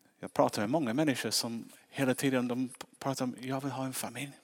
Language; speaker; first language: Swedish; non-native, fluent; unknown